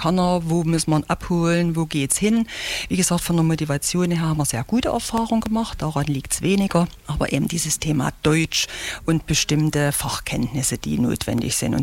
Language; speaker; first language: German; native; German